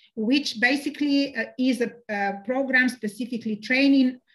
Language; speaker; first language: English; non-native, fluent; Bulgarian